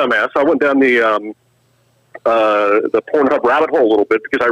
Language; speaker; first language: English; native; English